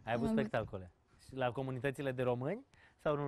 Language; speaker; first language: Romanian; native; Romanian